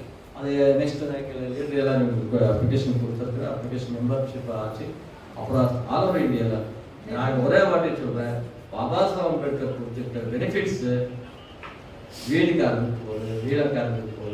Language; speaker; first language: Tamil; non-native, learner; Kannada